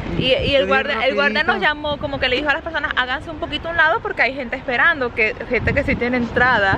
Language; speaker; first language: Spanish; native; Spanish